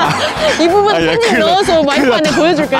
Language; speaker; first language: Korean; non-native, fluent; Chinese